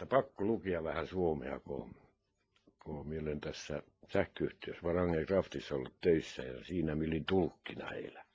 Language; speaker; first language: Finnish; non-native, local second language; Norwegian